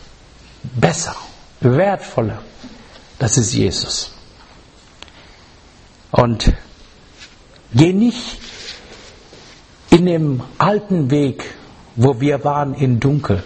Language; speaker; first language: German; non-native, fluent; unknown